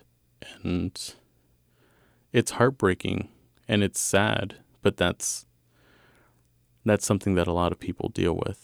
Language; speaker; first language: English; native; English